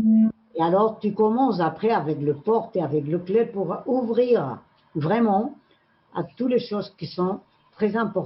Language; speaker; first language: French; non-native, learner; Spanish